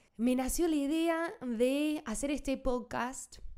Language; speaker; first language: Spanish; non-native, fluent; English